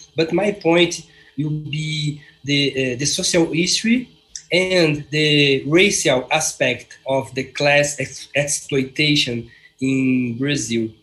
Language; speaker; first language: English; non-native, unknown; Portuguese